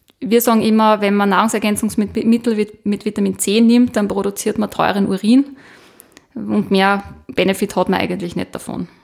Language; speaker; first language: German; native; German